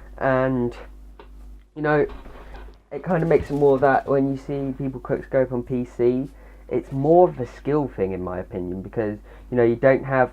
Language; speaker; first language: English; native; English